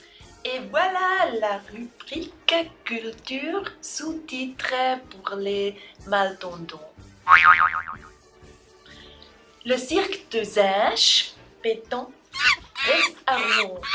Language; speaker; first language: French; non-native, learner; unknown